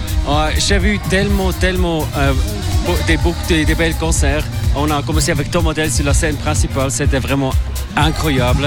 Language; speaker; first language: French; non-native, local second language; German